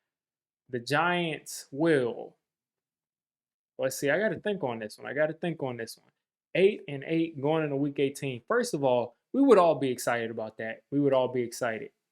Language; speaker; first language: English; native; English